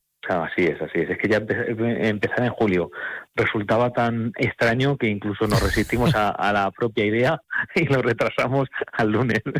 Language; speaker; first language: Spanish; native; Spanish